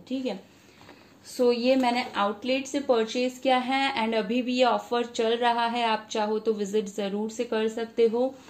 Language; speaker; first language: Hindi; non-native, local second language; Bangla